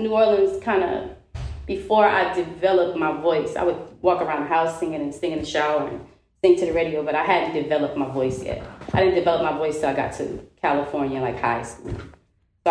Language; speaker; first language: English; native; English